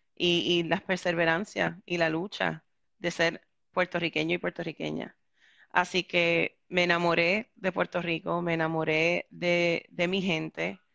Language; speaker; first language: Spanish; early bilingual, heritage; Spanish